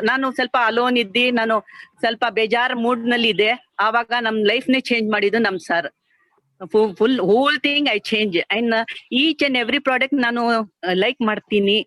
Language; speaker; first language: Kannada; non-native, local second language; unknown